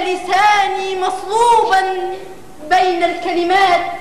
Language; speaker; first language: Arabic; native; Arabic